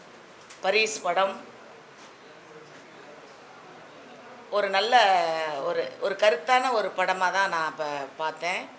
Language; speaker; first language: Tamil; native; Tamil